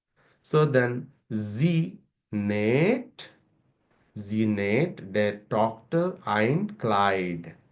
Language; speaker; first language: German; non-native, learner; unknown